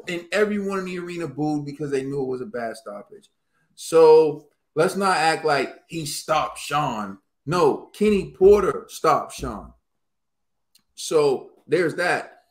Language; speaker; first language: English; native; English